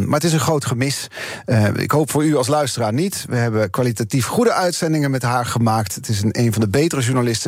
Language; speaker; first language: Dutch; native; Dutch